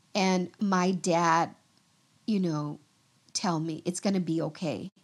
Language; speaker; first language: English; early bilingual, other home language; Vietnamese